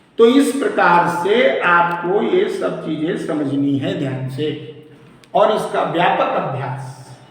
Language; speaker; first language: Hindi; native; Hindi